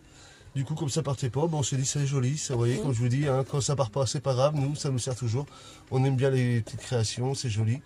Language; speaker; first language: French; native; French